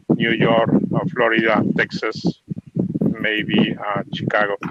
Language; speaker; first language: English; non-native, fluent; Spanish